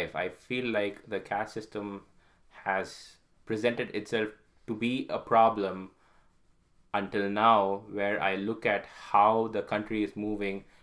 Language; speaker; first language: English; non-native, local second language; Tamil